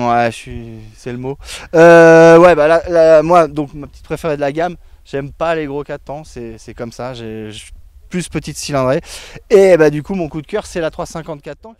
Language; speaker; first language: French; native; French